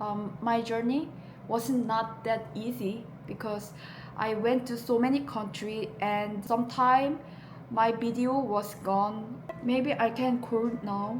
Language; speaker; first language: English; non-native, learner; Korean